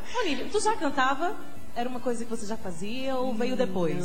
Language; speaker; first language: Portuguese; native; Portuguese